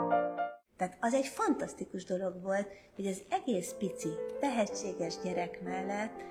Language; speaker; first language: Hungarian; native; Hungarian